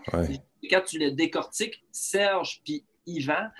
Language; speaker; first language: French; native; French